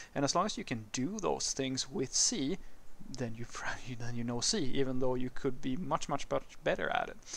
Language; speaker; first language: English; non-native, fluent; Swedish